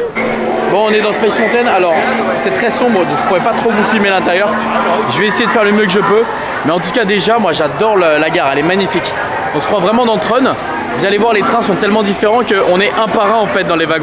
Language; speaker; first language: French; native; French